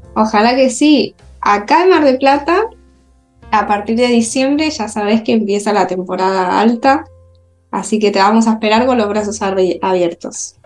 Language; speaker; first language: Spanish; native; Spanish